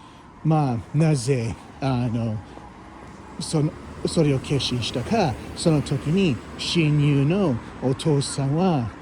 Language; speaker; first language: Japanese; non-native, fluent; English